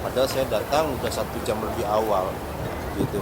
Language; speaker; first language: Indonesian; native; Indonesian